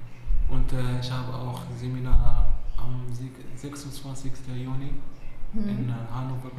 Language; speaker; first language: German; non-native, learner; Arabic